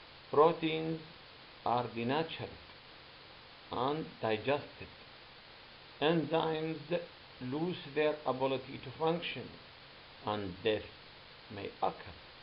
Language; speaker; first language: English; non-native, fluent; Arabic